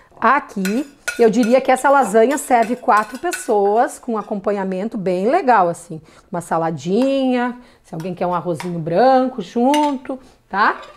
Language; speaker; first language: Portuguese; native; Portuguese